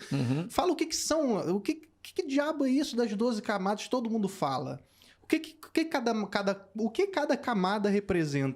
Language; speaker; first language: Portuguese; native; Portuguese